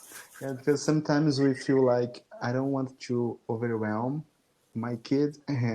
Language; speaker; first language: English; non-native, fluent; Portuguese